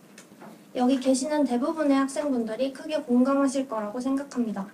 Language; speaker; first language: Korean; native; Korean